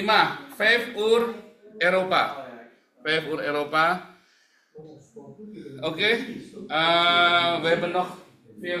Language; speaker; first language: Dutch; non-native, learner; Indonesian